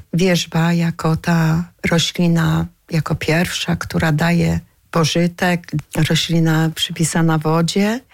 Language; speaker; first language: Polish; native; Polish